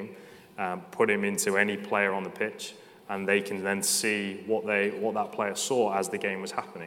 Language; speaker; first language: English; native; English